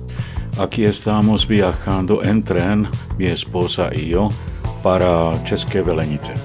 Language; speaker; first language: Spanish; non-native, fluent; Czech